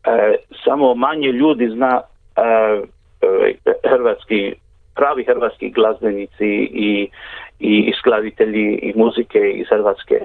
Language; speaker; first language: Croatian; early bilingual, heritage; English